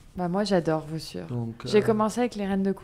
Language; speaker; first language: French; native; French